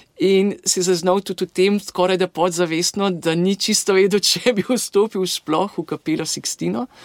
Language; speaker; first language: Slovenian; native; Slovenian